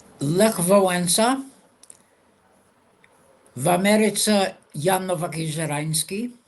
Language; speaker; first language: Polish; non-native, fluent; English